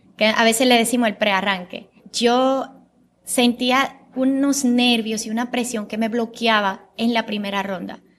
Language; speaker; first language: Spanish; early bilingual, other home language; Bulgarian